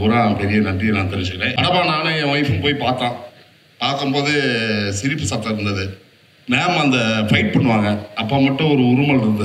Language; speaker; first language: Tamil; native; Tamil